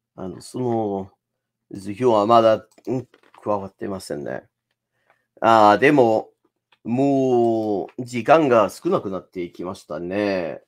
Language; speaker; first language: Japanese; non-native, fluent; English